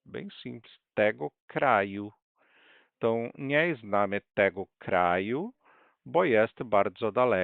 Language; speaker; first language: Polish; non-native, fluent; Portuguese